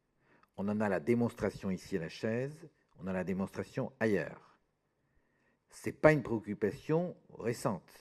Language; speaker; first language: French; native; French